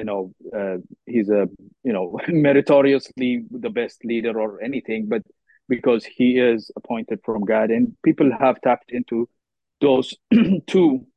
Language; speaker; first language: English; non-native, fluent; Oromo